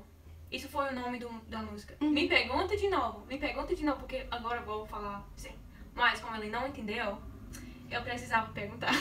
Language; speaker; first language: Portuguese; non-native, learner; English